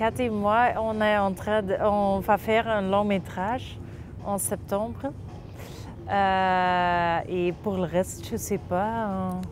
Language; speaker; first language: French; non-native, local second language; Dutch